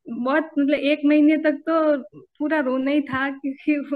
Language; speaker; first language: Hindi; native; Hindi